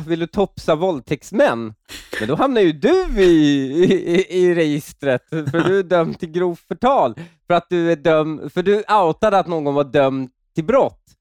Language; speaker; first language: Swedish; early bilingual, other home language; Persian